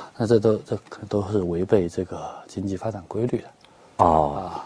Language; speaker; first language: Chinese; native; Chinese